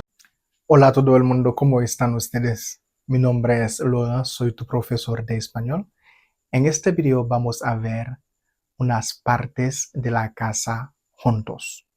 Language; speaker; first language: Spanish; non-native, fluent; French